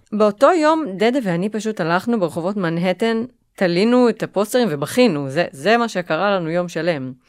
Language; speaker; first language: Hebrew; native; Hebrew